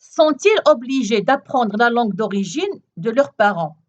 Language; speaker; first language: French; non-native, local second language; Arabic